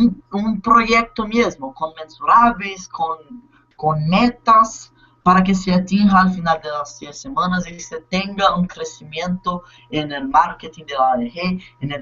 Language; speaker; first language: Spanish; non-native, learner; Portuguese